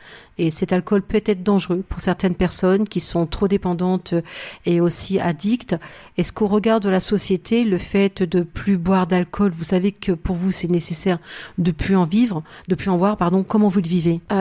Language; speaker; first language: French; native; French